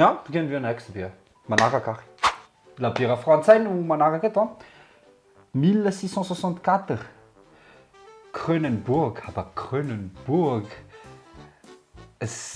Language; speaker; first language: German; non-native, learner; Malagasy